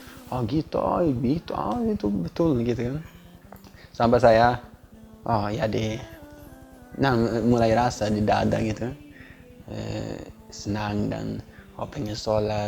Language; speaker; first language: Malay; non-native, fluent; Swedish